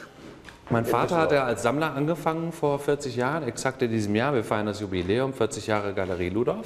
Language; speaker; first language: German; native; German